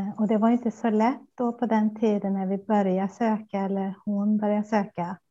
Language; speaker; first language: Swedish; early bilingual, other home language; Spanish